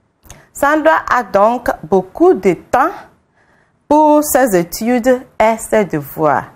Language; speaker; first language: French; non-native, fluent; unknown